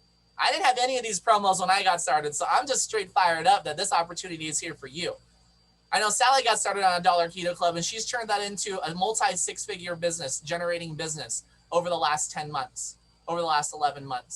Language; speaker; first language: English; native; English